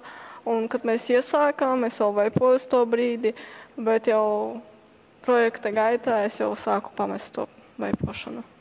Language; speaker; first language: Latvian; native; Latvian